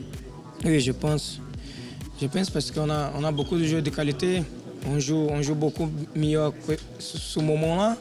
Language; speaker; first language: French; non-native, learner; Spanish